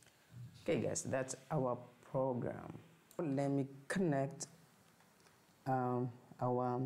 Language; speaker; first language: English; non-native, fluent; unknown